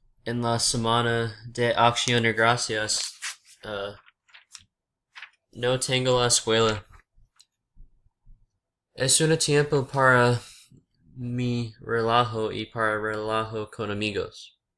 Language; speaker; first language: Spanish; non-native, learner; English